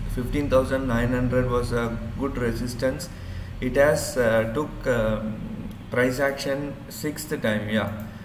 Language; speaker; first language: English; non-native, local second language; Urdu